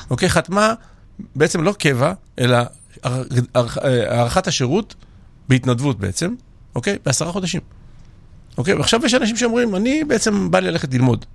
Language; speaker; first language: Hebrew; early bilingual, other home language; Georgian